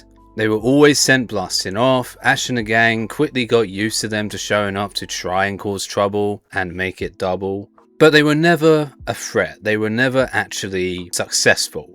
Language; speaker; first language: English; native; English